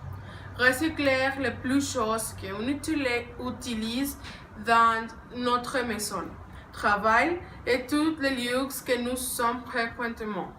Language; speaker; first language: French; non-native, learner; Spanish